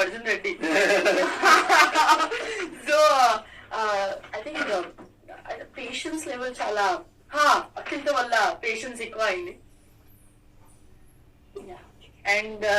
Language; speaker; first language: Telugu; non-native, learner; Gujarati